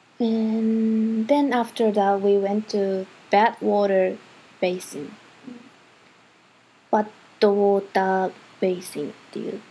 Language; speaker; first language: English; non-native, learner; Japanese